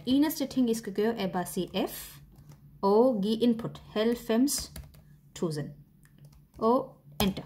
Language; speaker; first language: Danish; non-native, fluent; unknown